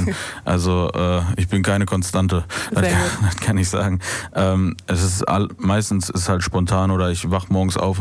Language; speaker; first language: German; native; German